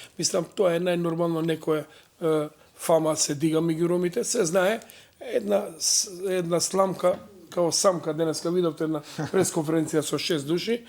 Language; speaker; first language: Macedonian; non-native, local second language; Romany